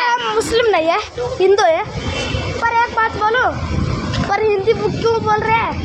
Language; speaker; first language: Hindi; non-native, local second language; Kannada